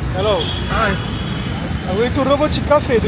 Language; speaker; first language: English; non-native, learner; French